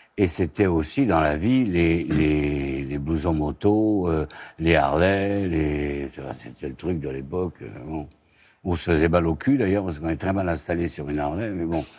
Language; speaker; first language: French; native; French